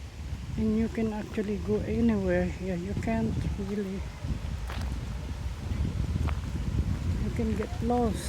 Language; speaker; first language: English; non-native, fluent; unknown